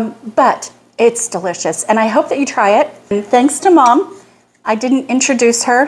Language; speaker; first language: English; native; English